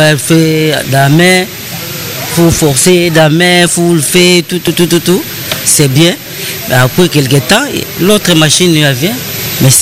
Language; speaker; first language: French; non-native, learner; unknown